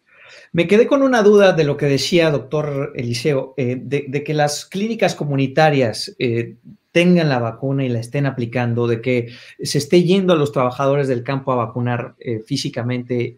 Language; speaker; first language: Spanish; native; Spanish